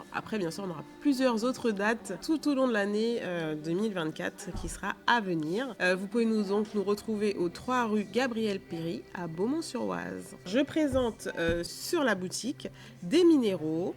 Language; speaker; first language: French; native; French